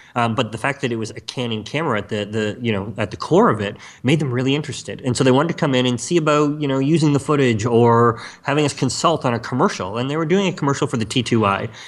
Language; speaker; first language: English; native; English